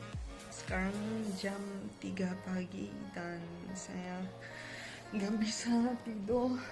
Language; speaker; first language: Indonesian; non-native, fluent; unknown